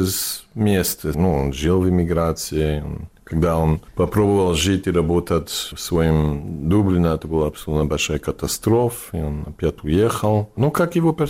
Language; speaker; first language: Russian; non-native, learner; English